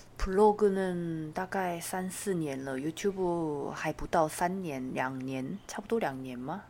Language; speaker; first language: Chinese; non-native, fluent; Korean